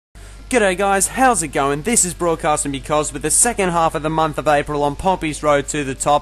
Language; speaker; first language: English; native; English